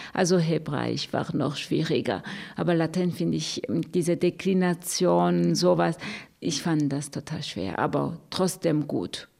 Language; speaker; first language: German; non-native, fluent; Rundi